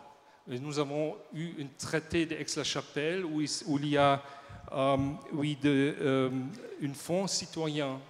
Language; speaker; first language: French; non-native, learner; German